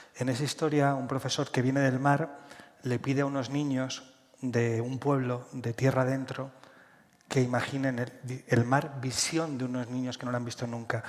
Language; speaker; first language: Spanish; native; Spanish